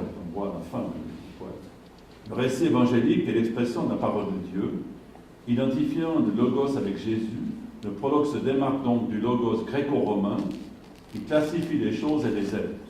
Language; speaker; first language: French; native; French